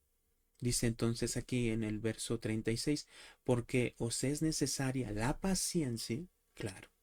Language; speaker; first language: Spanish; native; Spanish